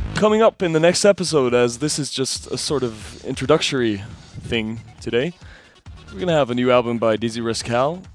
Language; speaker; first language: English; non-native, fluent; German